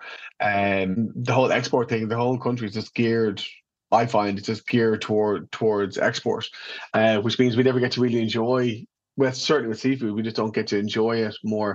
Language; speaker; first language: English; native; English